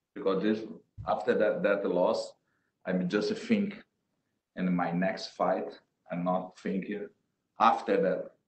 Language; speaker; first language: English; non-native, learner; Portuguese